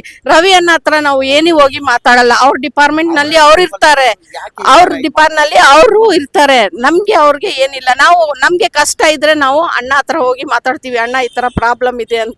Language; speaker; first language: Kannada; non-native, local second language; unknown